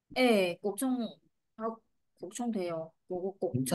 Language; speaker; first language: Korean; non-native, learner; Vietnamese